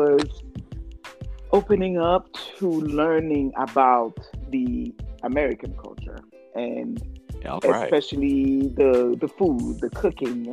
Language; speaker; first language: English; non-native, local second language; French